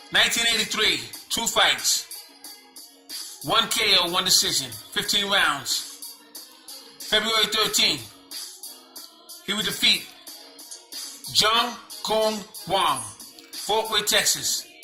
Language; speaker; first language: English; native; English